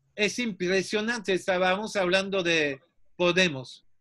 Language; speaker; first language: Spanish; non-native, fluent; French